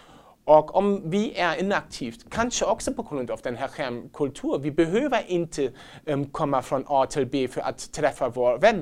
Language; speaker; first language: Swedish; non-native, fluent; German